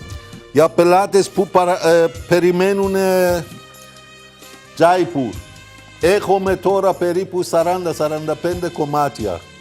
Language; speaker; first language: Greek; non-native, learner; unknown